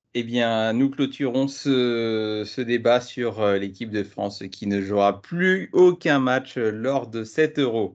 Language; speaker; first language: French; native; French